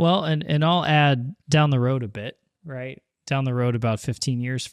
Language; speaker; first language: English; native; English